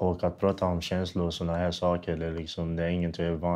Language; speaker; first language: Swedish; non-native, fluent; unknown